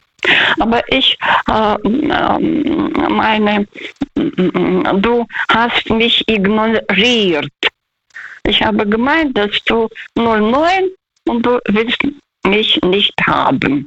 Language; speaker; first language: German; non-native, fluent; Russian